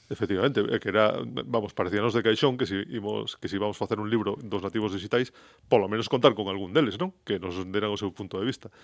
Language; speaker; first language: Galician; non-native, local second language; Spanish